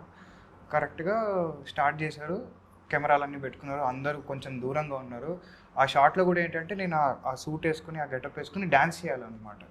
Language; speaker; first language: Telugu; native; Telugu